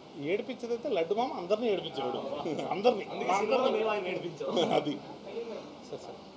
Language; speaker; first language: Telugu; native; Telugu